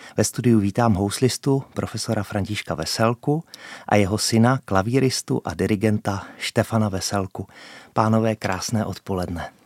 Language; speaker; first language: Czech; native; Czech